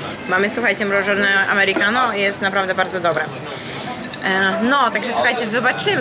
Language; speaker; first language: Polish; native; Polish